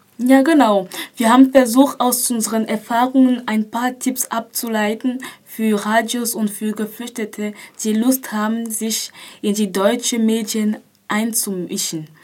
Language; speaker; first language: German; non-native, fluent; French